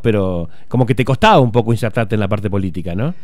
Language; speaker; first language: Spanish; native; Spanish